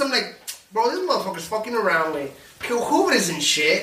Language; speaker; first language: English; early bilingual, other home language; Spanish